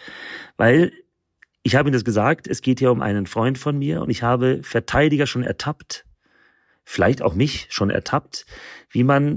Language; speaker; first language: German; native; German